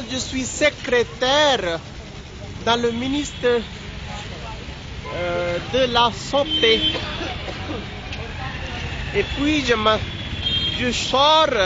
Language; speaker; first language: French; non-native, learner; Hindi